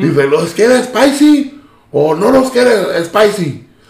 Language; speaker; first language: Spanish; early bilingual, heritage; Spanish